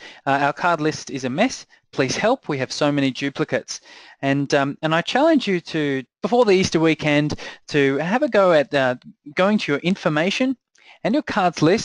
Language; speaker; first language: English; native; English